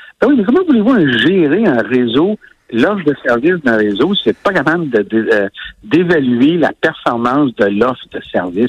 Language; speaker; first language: French; native; French